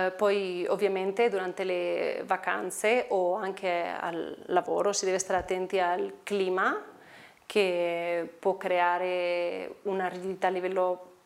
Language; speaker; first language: Italian; non-native, fluent; Spanish